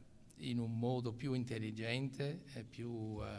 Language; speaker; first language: Italian; non-native, local second language; English